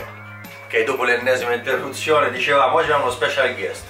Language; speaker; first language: Italian; native; Italian